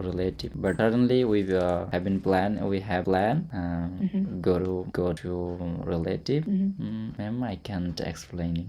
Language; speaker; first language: English; non-native, learner; Hindi